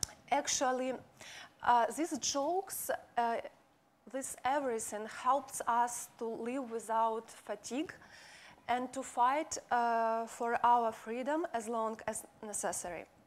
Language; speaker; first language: English; non-native, fluent; Russian